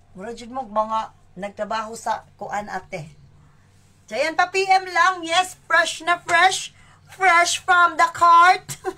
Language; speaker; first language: Filipino; native; Filipino